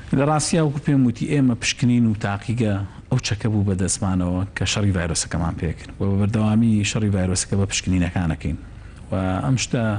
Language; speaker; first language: Central Kurdish; native; Central Kurdish